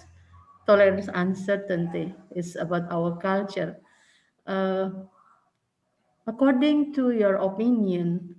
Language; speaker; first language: English; non-native, learner; Indonesian